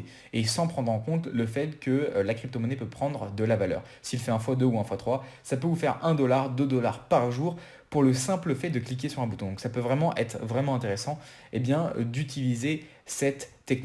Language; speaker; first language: French; native; French